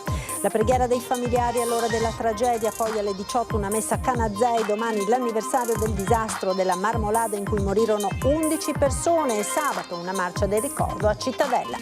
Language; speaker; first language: Italian; native; Italian